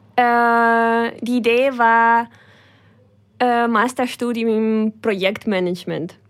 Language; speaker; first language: German; non-native, fluent; Ukrainian